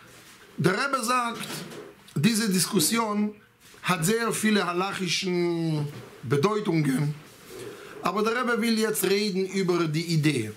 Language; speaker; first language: German; non-native, fluent; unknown